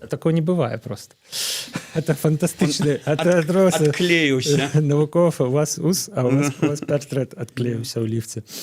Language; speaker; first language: Belarusian; native; Belarusian